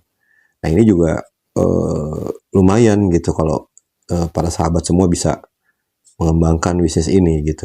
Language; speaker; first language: Indonesian; native; Indonesian